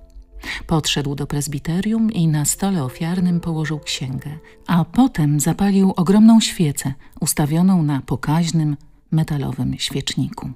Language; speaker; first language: Polish; native; Polish